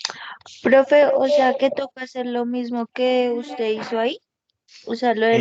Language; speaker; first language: Spanish; native; Spanish